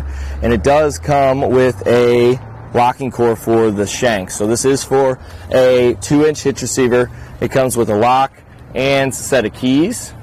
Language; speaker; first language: English; native; English